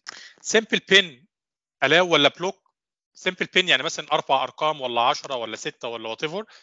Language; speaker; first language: Arabic; native; Arabic